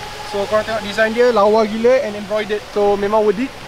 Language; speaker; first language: English; non-native, local second language; Malay